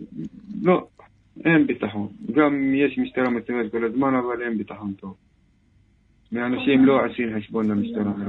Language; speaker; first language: Hebrew; non-native, local second language; Arabic